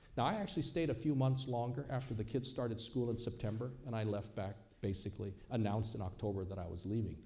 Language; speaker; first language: English; native; English